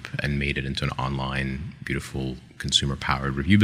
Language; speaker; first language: English; non-native, fluent; Ukrainian